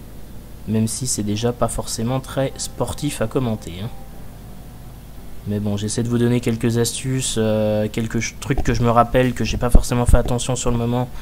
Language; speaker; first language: French; native; French